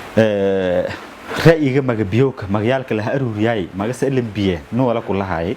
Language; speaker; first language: Somali; non-native, local second language; Maay